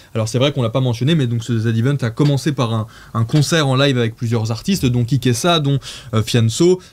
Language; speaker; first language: French; native; French